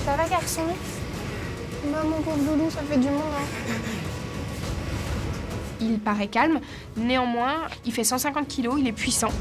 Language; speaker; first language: French; native; French